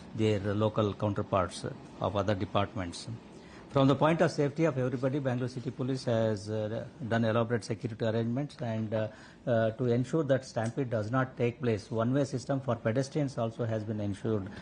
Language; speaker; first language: English; non-native, local second language; Kannada